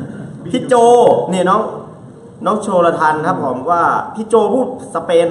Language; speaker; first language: Thai; native; Thai